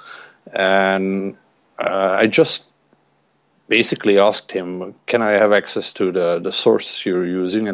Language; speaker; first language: English; non-native, fluent; Dutch